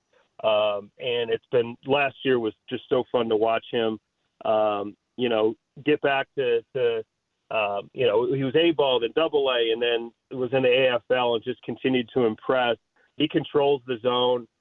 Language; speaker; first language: English; native; English